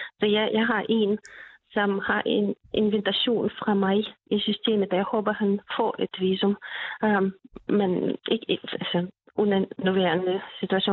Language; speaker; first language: Danish; non-native, fluent; Russian